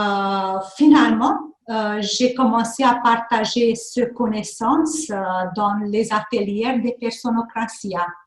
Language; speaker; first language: French; non-native, fluent; Hungarian